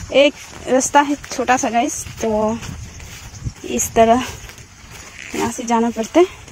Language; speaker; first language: Hindi; non-native, local second language; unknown